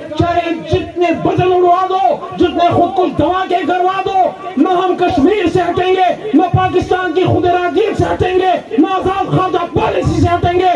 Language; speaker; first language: Urdu; non-native, local second language; Pashto